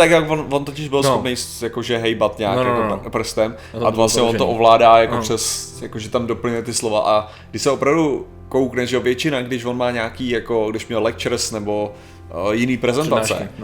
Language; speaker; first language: Czech; native; Czech